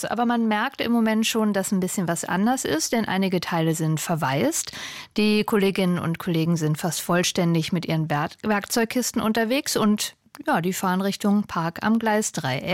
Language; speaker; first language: German; native; German